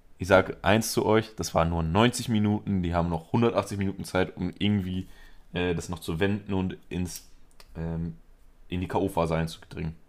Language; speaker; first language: German; early bilingual, other home language; Spanish